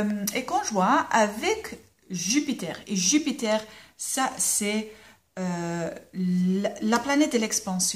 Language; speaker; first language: French; non-native, local second language; Dutch